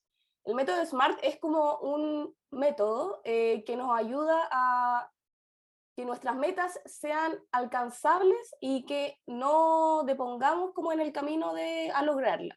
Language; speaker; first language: Spanish; native; Spanish